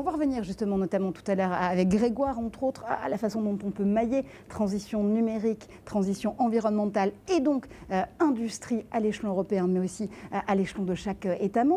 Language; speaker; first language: French; native; French